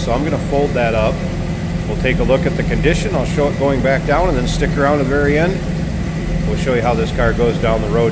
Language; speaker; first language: English; native; English